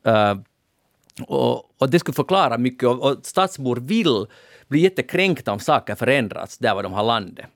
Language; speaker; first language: Swedish; native; Swedish